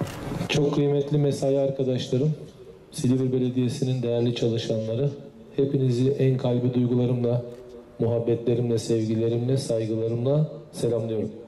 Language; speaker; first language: Turkish; native; Turkish